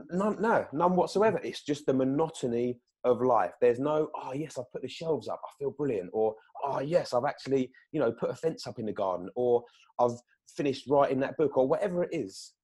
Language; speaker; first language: English; native; English